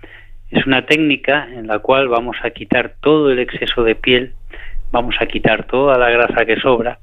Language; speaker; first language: Spanish; native; Spanish